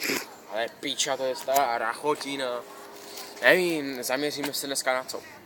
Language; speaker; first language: Czech; native; Czech